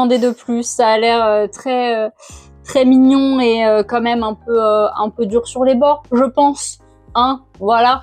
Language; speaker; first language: French; native; French